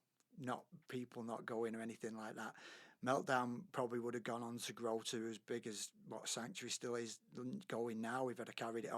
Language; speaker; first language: English; native; English